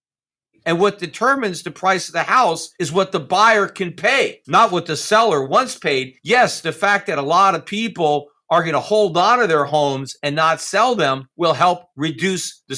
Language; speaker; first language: English; native; English